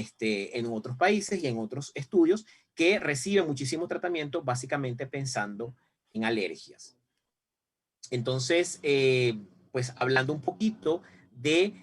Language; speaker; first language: Spanish; native; Spanish